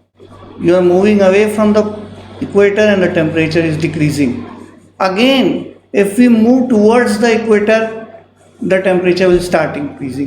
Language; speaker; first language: English; non-native, local second language; Hindi